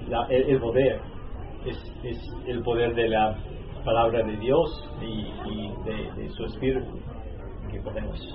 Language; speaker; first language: Spanish; non-native, learner; English